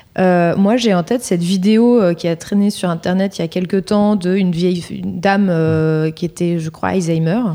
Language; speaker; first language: French; native; French